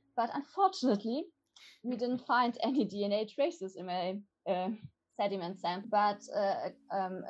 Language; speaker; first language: English; non-native, fluent; German